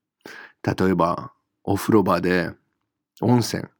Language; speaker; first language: Japanese; non-native, fluent; English